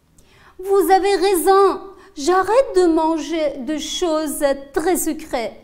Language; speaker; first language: French; non-native, fluent; Uzbek